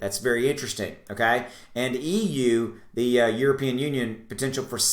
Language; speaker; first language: English; native; English